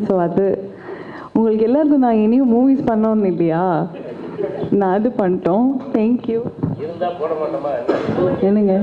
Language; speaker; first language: Tamil; early bilingual, heritage; Tamil